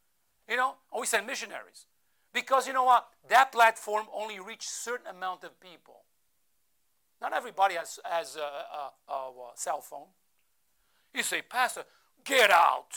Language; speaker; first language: English; non-native, fluent; Portuguese